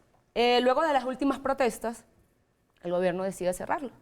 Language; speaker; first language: Spanish; native; Spanish